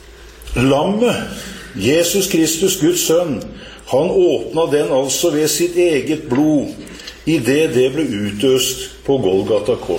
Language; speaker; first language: Norwegian; native; Norwegian